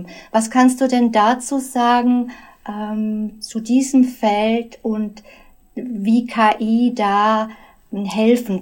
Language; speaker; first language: German; native; German